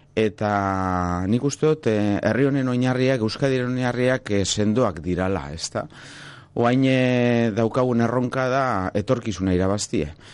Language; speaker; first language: Basque; non-native, local second language; Spanish